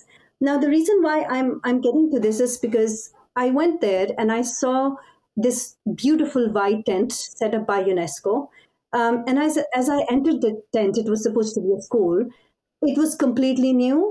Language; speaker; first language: English; non-native, local second language; Pashto